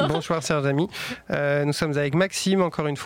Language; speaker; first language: French; native; French